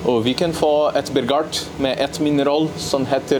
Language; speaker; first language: Norwegian; non-native, learner; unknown